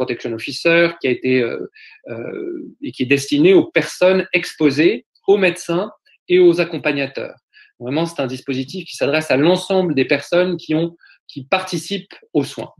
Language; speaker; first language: French; native; French